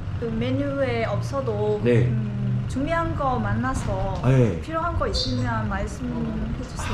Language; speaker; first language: Korean; non-native, local second language; Vietnamese